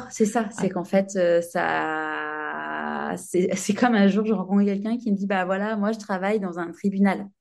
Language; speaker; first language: French; native; French